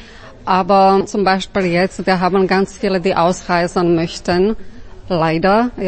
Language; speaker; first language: German; non-native, fluent; Slovak